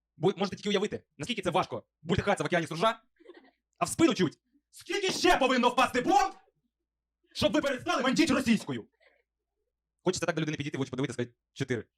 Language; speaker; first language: Ukrainian; non-native, local second language; Russian